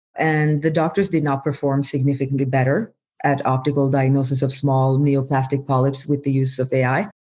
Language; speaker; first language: English; non-native, fluent; Norwegian